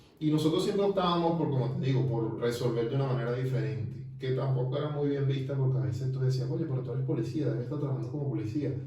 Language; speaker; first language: Spanish; native; Spanish